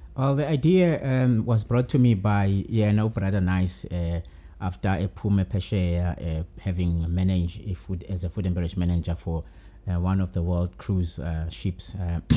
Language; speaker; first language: English; non-native, local second language; Zulu